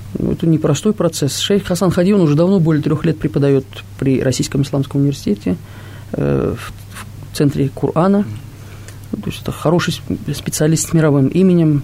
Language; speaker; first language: Russian; non-native, local second language; Tatar